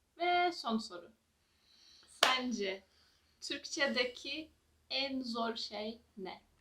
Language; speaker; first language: Turkish; native; Turkish